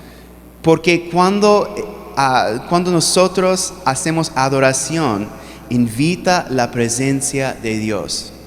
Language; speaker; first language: Spanish; non-native, fluent; English